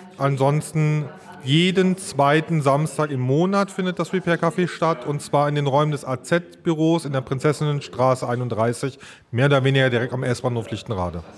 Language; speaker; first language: German; native; German